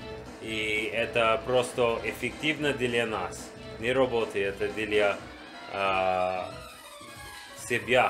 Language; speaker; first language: Russian; non-native, learner; English